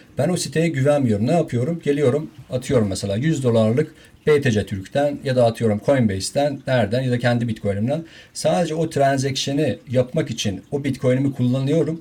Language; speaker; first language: Turkish; non-native, fluent; Persian